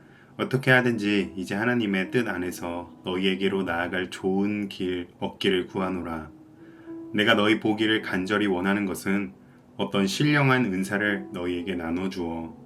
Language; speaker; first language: Korean; native; Korean